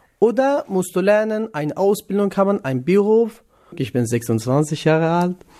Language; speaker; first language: German; non-native, learner; Kurdish